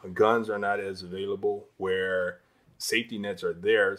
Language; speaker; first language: English; native; English